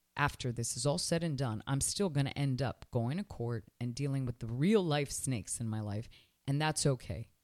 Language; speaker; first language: English; early bilingual, other home language; Spanish